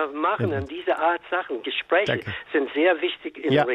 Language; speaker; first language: German; non-native, fluent; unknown